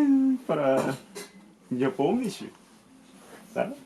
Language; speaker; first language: Russian; non-native, fluent; Korean